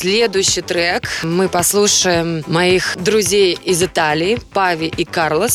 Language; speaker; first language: Russian; native; Russian